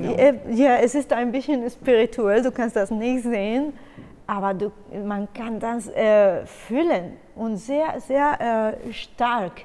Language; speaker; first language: German; non-native, learner; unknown